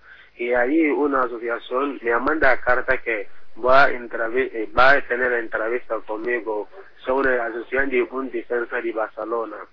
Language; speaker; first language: Spanish; non-native, learner; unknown